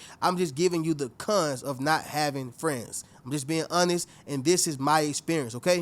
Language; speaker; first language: English; native; English